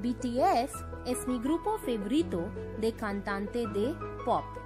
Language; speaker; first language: Spanish; non-native, learner; Hindi